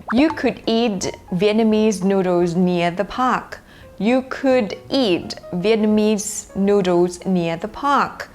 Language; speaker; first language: English; non-native, fluent; Thai